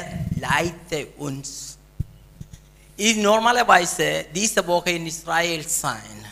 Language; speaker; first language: German; non-native, learner; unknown